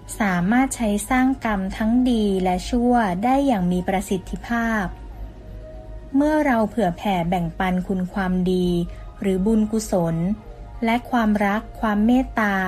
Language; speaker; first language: Thai; native; Thai